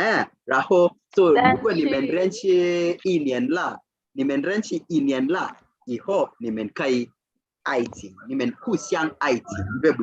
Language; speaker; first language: Chinese; non-native, fluent; Swahili